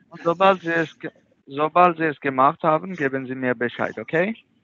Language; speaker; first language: German; non-native, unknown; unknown